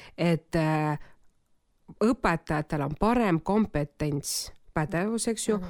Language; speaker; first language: Estonian; non-native, local second language; Russian